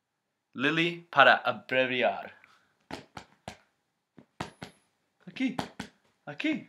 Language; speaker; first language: Spanish; non-native, learner; English